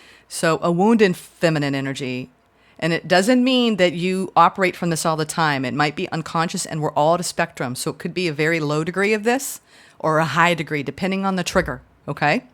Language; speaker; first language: English; native; English